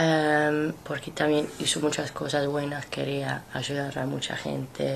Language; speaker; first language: Spanish; non-native, fluent; English